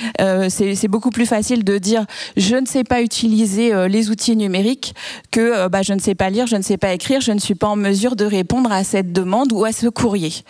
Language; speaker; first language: French; native; French